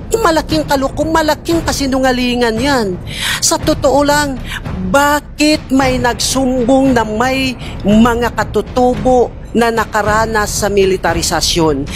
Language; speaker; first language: Filipino; non-native, local second language; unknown